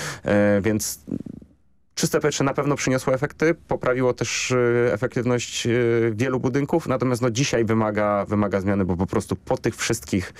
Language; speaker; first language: Polish; native; Polish